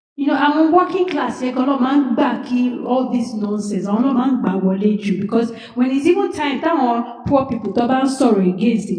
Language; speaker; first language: English; non-native, local second language; Yoruba